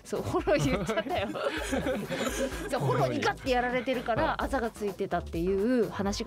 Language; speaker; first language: Japanese; native; Japanese